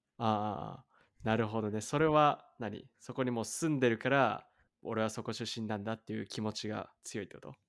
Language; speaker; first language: Japanese; native; Japanese